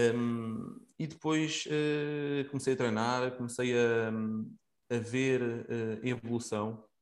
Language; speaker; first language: Portuguese; native; Portuguese